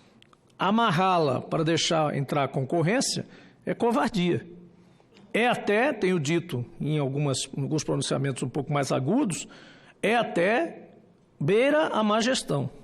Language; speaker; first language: Portuguese; native; Portuguese